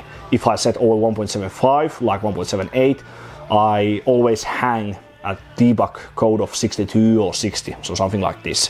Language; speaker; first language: English; non-native, fluent; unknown